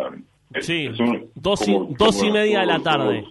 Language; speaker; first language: Spanish; native; Spanish